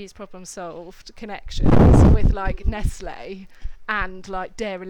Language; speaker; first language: English; native; English